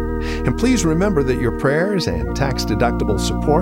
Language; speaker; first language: English; native; English